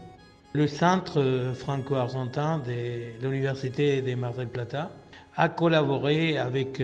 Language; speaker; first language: French; non-native, fluent; Spanish